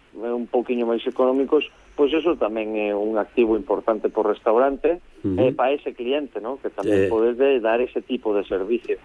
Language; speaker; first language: Galician; native; Galician